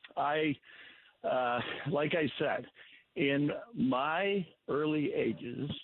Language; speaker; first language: English; native; English